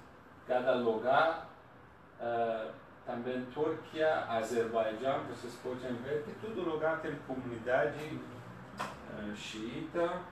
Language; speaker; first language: Portuguese; non-native, learner; Persian